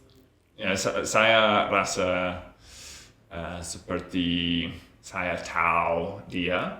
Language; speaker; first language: Indonesian; non-native, learner; English